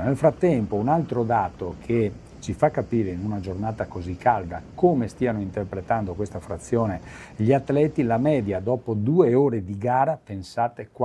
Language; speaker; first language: Italian; native; Italian